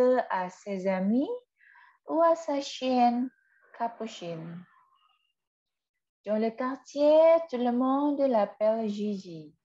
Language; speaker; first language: French; non-native, fluent; Indonesian